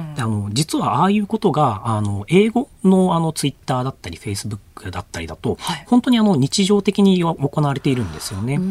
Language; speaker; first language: Japanese; native; Japanese